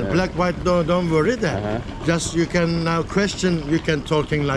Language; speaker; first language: English; non-native, learner; Turkish